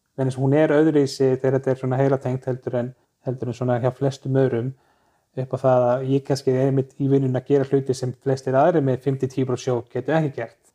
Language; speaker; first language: Icelandic; native; Icelandic